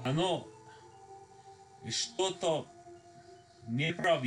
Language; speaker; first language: Russian; non-native, learner; English